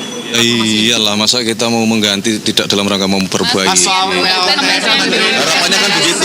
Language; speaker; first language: Indonesian; native; Indonesian